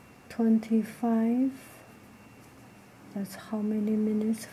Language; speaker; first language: English; non-native, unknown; Chinese